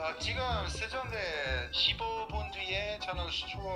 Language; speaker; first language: Korean; non-native, fluent; Italian